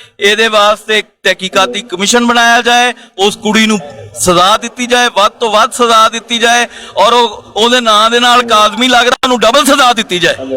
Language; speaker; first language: Punjabi; native; Punjabi